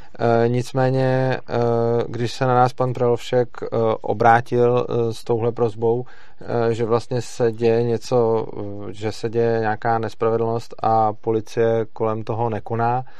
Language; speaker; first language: Czech; native; Czech